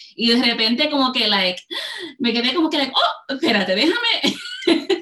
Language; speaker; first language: Spanish; early bilingual, heritage; Spanish